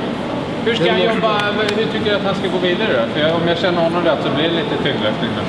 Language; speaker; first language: Swedish; native; Swedish